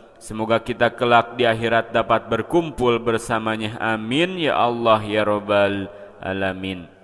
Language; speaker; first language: Indonesian; non-native, local second language; Sundanese